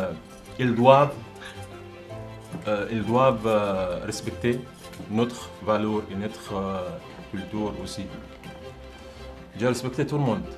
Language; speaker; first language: French; non-native, learner; Arabic